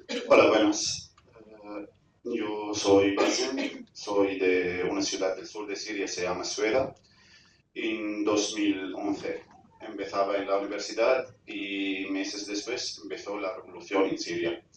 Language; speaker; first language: Spanish; non-native, fluent; Arabic